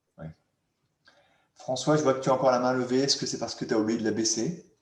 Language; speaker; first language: French; native; French